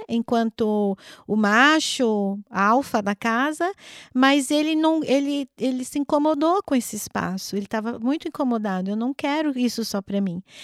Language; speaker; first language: Portuguese; native; Portuguese